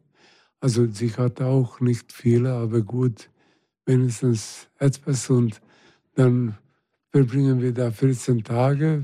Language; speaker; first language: German; non-native, fluent; Serbian